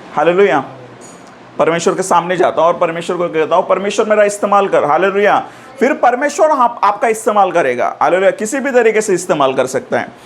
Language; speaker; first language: Hindi; non-native, local second language; Marathi